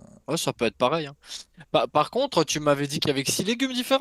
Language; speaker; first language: French; native; French